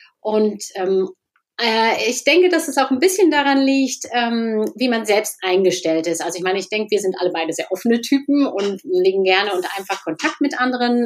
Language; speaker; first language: German; native; German